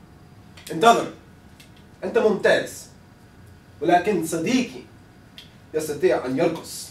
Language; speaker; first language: Arabic; non-native, learner; English